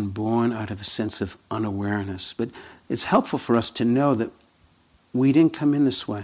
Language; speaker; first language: English; native; English